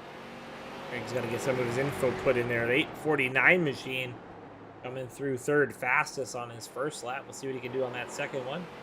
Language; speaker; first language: English; native; English